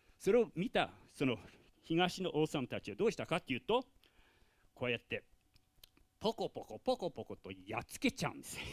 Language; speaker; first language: Japanese; non-native, fluent; English